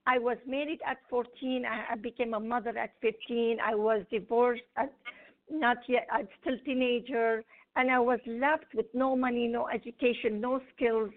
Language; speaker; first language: English; non-native, fluent; Arabic